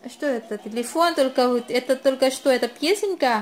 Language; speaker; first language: Russian; non-native, learner; Filipino